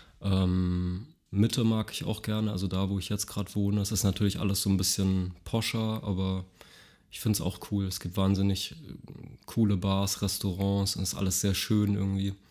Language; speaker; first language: German; native; German